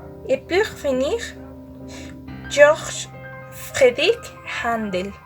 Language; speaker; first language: French; non-native, learner; Spanish